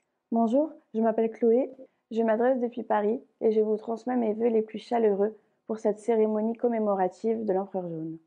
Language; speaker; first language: French; native; French